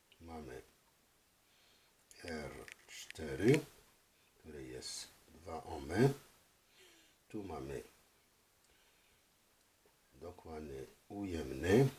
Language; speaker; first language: Polish; non-native, fluent; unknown